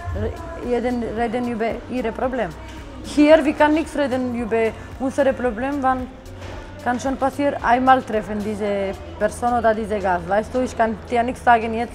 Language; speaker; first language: German; non-native, learner; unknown